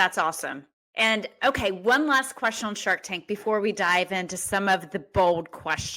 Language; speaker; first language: English; native; English